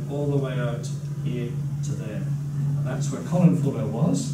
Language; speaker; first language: English; native; English